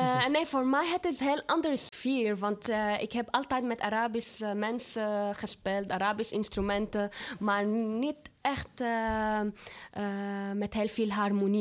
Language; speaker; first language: Dutch; non-native, fluent; Arabic